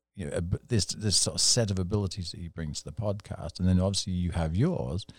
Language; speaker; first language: English; native; English